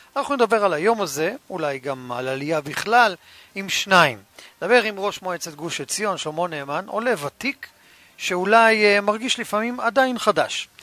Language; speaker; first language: Hebrew; native; Hebrew